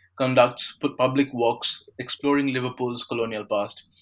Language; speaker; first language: English; non-native, local second language; Bangla